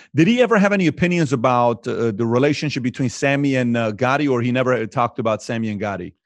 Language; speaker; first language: English; native; English